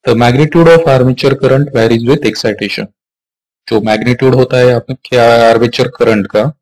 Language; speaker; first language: Hindi; non-native, local second language; Marathi